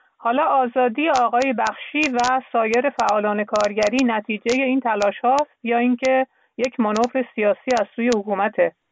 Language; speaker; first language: Persian; native; Persian